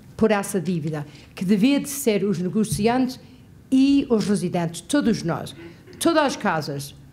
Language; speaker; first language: Portuguese; native; Portuguese